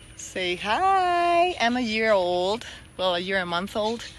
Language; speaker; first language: English; non-native, fluent; Spanish